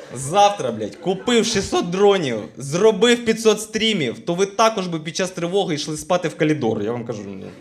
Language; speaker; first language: Ukrainian; non-native, local second language; Russian